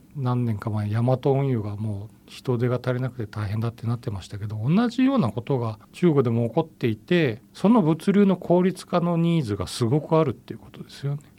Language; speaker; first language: Japanese; native; Japanese